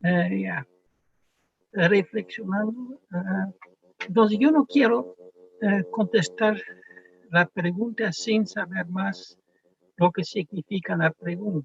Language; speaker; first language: Spanish; non-native, fluent; Dutch